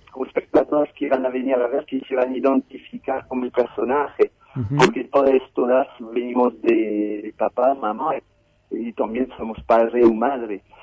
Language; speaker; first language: Spanish; non-native, fluent; French